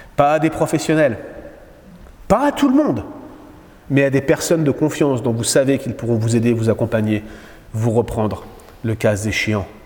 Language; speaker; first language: French; native; French